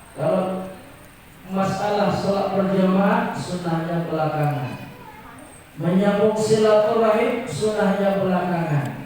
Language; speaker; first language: Indonesian; non-native, local second language; Minangkabau